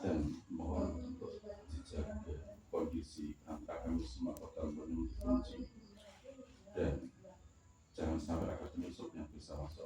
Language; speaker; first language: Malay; non-native, local second language; Javanese